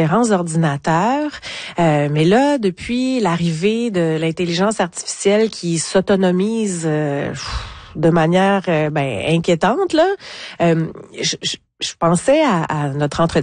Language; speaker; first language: French; native; French